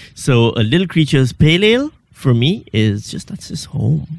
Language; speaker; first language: English; non-native, local second language; Urdu